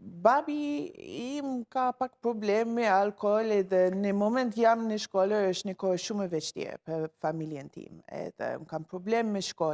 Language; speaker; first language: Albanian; early bilingual, heritage; English